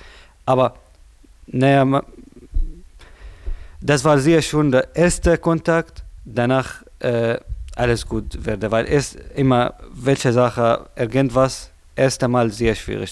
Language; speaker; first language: German; non-native, learner; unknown